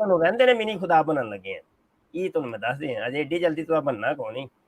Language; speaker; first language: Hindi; non-native, local second language; Punjabi